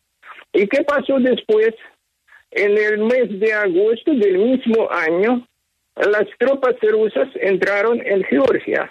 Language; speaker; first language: Spanish; non-native, fluent; Ukrainian